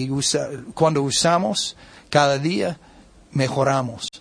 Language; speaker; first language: Spanish; non-native, learner; English